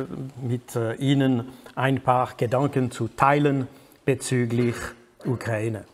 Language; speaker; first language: German; non-native, fluent; French